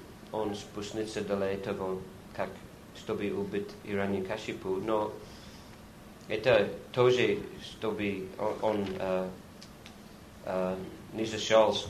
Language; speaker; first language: Russian; non-native, learner; English